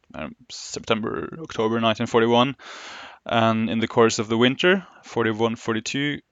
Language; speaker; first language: English; non-native, fluent; Norwegian